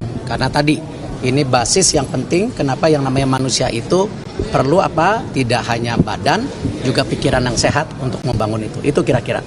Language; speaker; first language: Indonesian; native; Indonesian